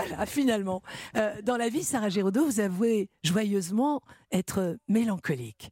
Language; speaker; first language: French; native; French